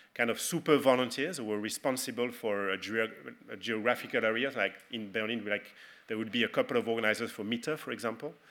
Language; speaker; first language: English; non-native, fluent; French